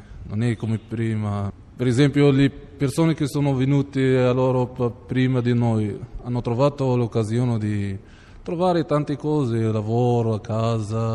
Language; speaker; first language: Italian; non-native, fluent; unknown